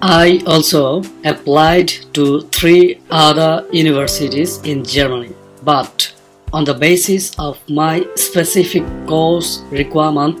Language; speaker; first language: English; non-native, fluent; Bangla